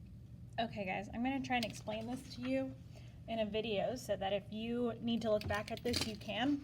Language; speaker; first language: English; native; English